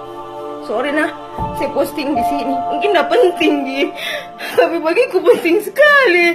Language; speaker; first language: Indonesian; native; Indonesian